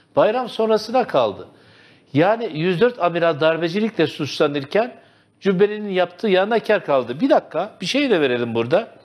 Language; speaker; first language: Turkish; native; Turkish